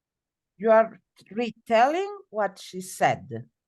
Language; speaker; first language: English; non-native, fluent; Spanish